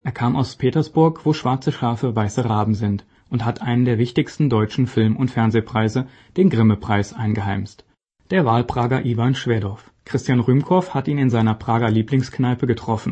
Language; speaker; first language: German; native; German